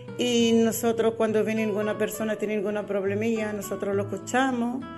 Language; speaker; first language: Spanish; non-native, learner; Arabic